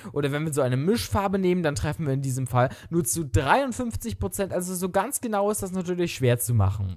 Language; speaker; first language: German; native; German